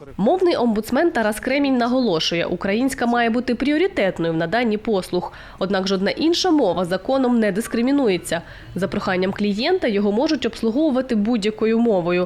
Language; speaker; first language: Ukrainian; native; Ukrainian